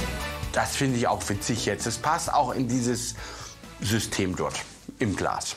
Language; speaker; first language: German; native; German